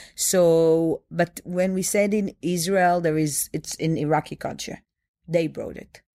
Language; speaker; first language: English; non-native, fluent; Hebrew